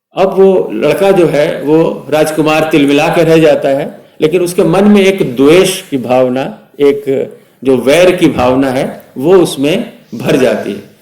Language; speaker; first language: Hindi; native; Hindi